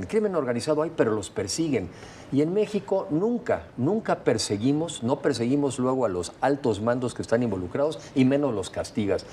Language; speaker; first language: Spanish; native; Spanish